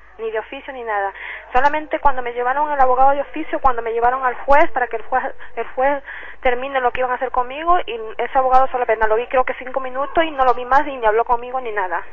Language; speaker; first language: Spanish; native; Spanish